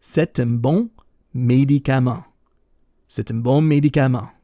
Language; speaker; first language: French; non-native, fluent; English